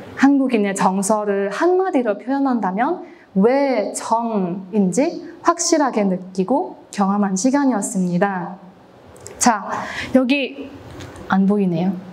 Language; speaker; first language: Korean; non-native, fluent; Cantonese